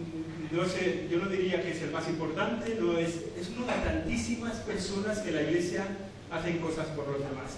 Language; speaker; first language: Spanish; native; Spanish